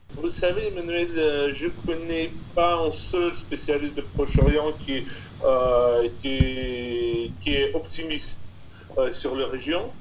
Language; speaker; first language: French; non-native, fluent; Russian